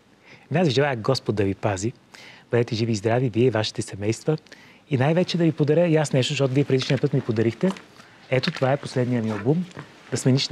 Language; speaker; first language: Bulgarian; native; Bulgarian